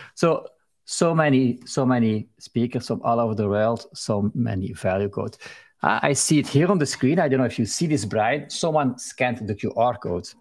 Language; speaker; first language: English; non-native, fluent; Dutch